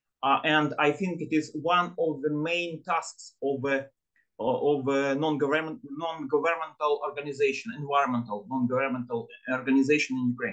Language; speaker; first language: English; non-native, learner; Ukrainian